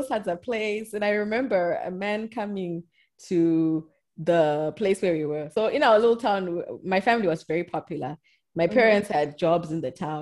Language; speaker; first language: English; non-native, local second language; Shona